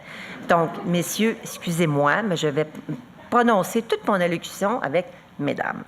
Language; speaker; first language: French; native; French